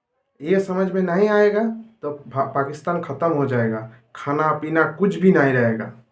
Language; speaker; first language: Hindi; non-native, local second language; Nepali